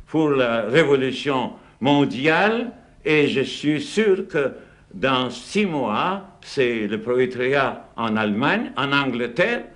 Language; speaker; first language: French; non-native, fluent; Russian